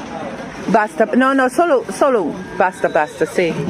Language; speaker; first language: Italian; non-native, learner; Hungarian